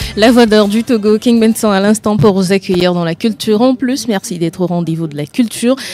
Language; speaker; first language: French; non-native, local second language; Ewe